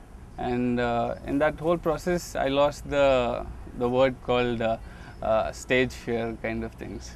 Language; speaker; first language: English; non-native, local second language; Telugu